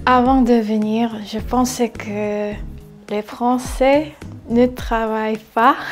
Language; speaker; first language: French; non-native, learner; Korean